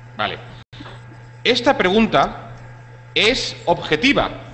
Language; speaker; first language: Spanish; native; Spanish